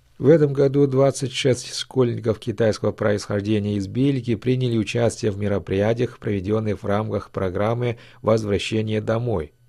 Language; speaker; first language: Russian; non-native, fluent; Chinese